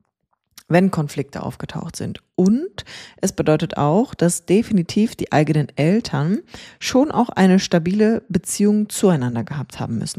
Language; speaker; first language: German; native; German